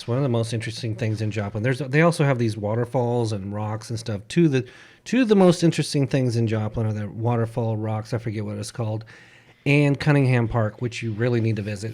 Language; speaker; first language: English; native; English